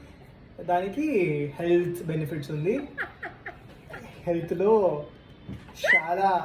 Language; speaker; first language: Telugu; non-native, learner; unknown